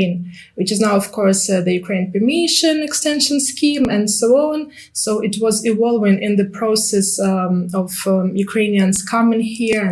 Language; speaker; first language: English; non-native, fluent; Ukrainian